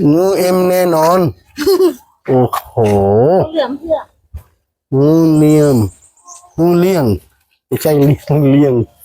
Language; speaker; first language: Thai; native; Thai